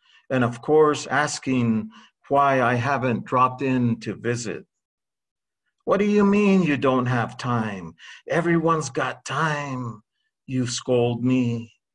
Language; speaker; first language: English; early bilingual, other home language; Spanish